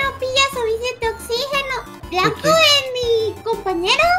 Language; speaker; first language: Spanish; native; Spanish